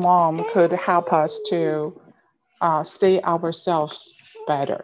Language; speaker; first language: English; non-native, fluent; Chinese